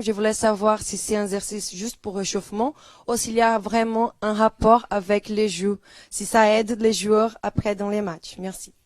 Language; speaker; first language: French; non-native, fluent; Portuguese